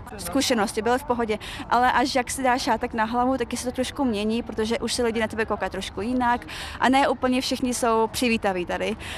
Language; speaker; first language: Czech; early bilingual, other home language; Chechen